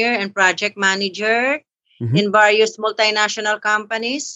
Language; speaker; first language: English; non-native, local second language; Filipino